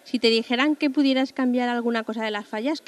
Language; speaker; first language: Spanish; native; Spanish